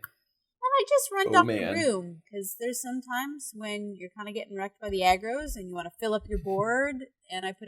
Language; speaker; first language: English; native; English